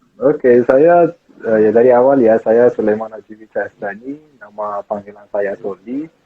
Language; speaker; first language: Indonesian; non-native, fluent; Persian